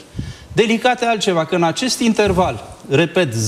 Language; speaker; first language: Romanian; native; Romanian